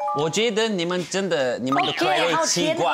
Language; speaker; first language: Chinese; non-native, fluent; Turkish